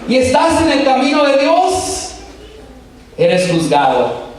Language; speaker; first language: Spanish; early bilingual, heritage; Spanish